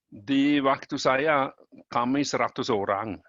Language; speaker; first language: Indonesian; non-native, learner; German